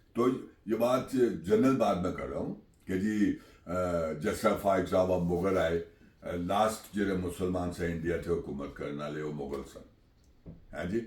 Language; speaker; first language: Urdu; non-native, local second language; Punjabi